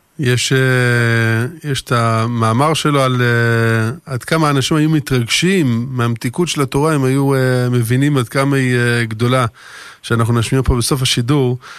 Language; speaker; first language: Hebrew; early bilingual, other home language; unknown